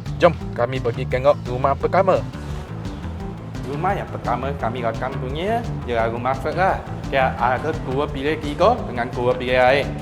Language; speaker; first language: Malay; non-native, local second language; Chinese